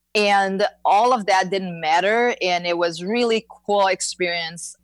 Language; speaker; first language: English; non-native, fluent; Portuguese